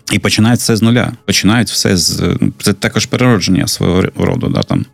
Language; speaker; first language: Ukrainian; non-native, local second language; Russian